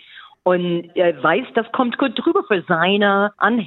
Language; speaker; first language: German; non-native, fluent; English